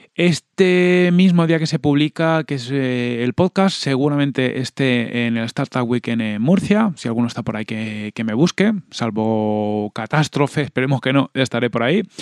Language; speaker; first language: Spanish; native; Spanish